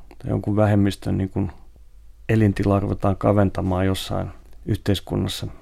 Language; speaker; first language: Finnish; non-native, local second language; Swedish